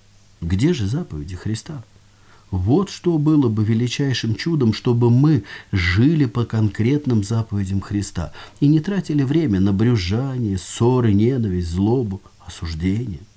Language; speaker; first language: Russian; native; Russian